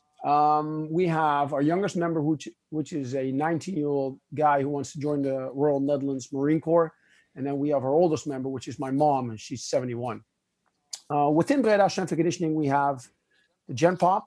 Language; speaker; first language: English; non-native, fluent; Dutch